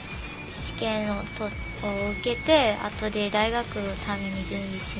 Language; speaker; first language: Japanese; non-native, learner; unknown